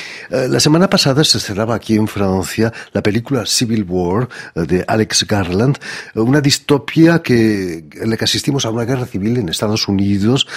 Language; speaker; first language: Spanish; native; Spanish